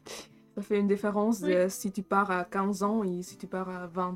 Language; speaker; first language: French; non-native, fluent; German